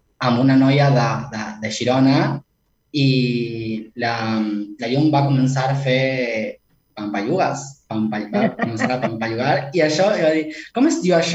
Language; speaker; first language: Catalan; non-native, learner; Spanish